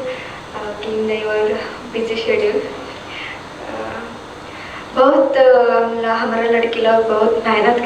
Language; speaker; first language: Hindi; non-native, local second language; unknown